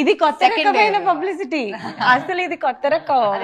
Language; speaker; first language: Telugu; native; Telugu